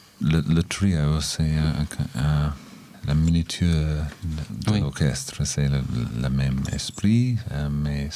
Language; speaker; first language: French; non-native, learner; English